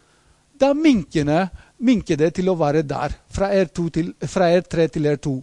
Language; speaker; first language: Norwegian; non-native, fluent; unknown